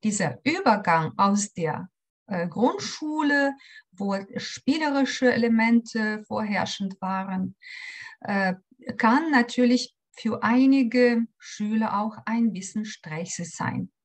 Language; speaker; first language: German; non-native, fluent; Ukrainian